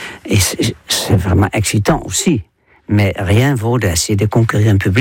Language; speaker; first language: French; non-native, fluent; Dutch